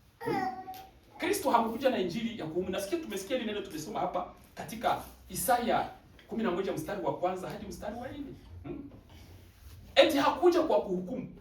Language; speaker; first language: Swahili; native; Swahili